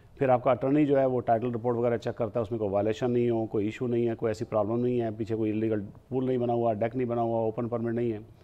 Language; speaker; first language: Hindi; native; Hindi